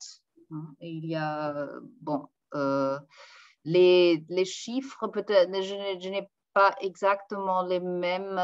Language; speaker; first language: French; non-native, fluent; German